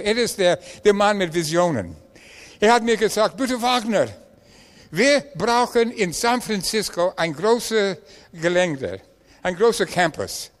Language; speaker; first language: German; non-native, learner; English